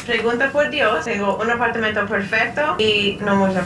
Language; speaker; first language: Spanish; non-native, learner; English